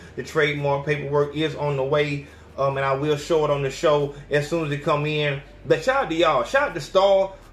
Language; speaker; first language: English; native; English